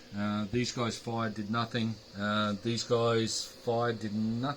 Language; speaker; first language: English; native; English